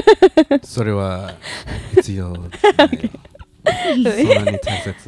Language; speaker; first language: Japanese; non-native, learner; English